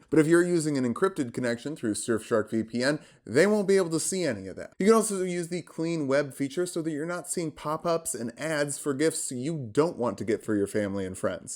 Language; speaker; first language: English; native; English